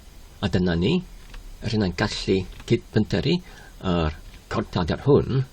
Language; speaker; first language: Welsh; non-native, fluent; English